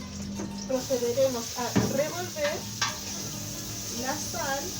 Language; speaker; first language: Spanish; native; Spanish